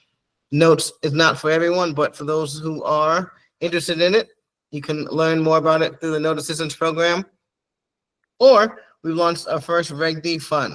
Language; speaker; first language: English; native; English